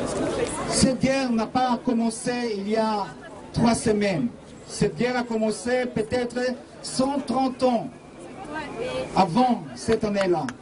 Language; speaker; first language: French; non-native, fluent; Hebrew